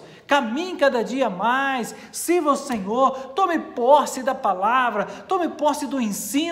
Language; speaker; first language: Portuguese; native; Portuguese